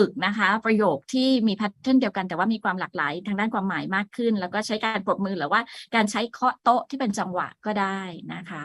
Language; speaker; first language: Thai; native; Thai